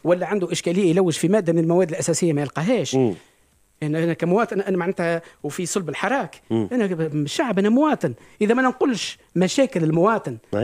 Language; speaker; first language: Arabic; native; Arabic